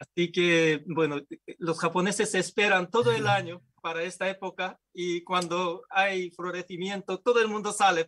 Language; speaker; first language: Spanish; non-native, fluent; Japanese